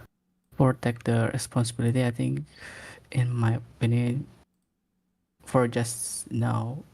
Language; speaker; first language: English; non-native, learner; Indonesian